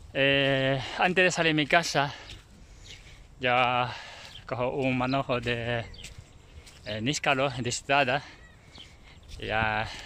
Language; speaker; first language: Spanish; non-native, learner; Chinese